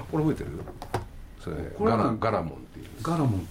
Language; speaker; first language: Japanese; native; Japanese